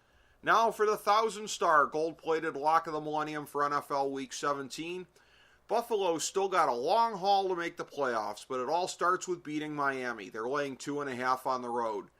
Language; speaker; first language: English; native; English